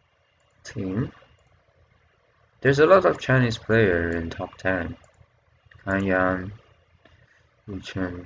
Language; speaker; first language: English; non-native, fluent; Chinese